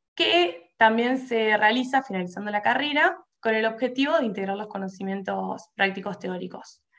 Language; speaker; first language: Spanish; native; Spanish